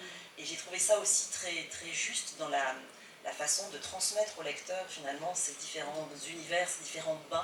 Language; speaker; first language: French; native; French